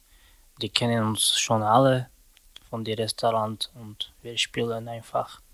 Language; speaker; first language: German; non-native, learner; Romany